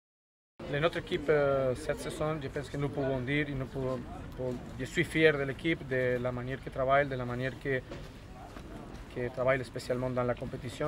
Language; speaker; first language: French; non-native, fluent; Spanish